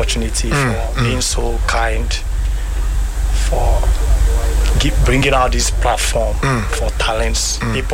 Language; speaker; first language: English; non-native, local second language; Igbo